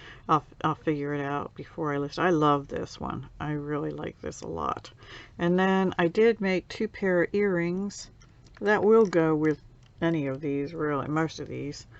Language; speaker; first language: English; native; English